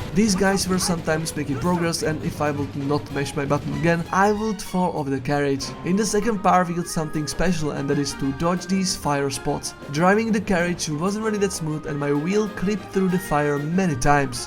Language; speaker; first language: English; non-native, fluent; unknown